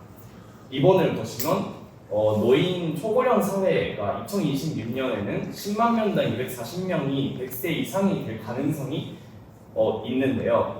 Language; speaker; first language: Korean; non-native, fluent; Japanese